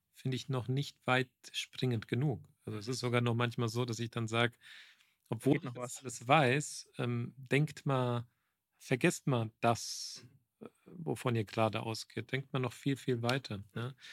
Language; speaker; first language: German; native; German